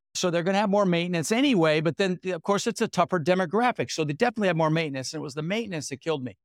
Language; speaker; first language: English; native; English